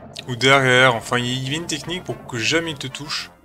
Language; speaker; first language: French; native; French